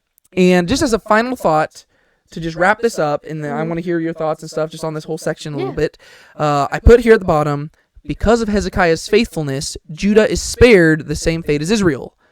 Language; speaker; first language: English; native; English